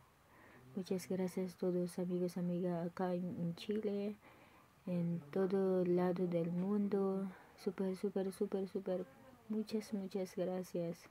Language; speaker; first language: Spanish; non-native, learner; Filipino